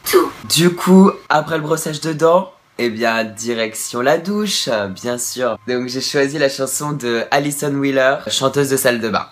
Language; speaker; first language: French; native; French